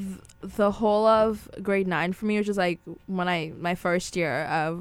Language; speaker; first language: English; non-native, local second language; Akan